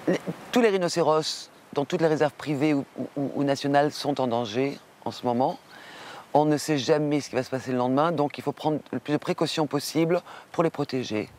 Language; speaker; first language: French; native; French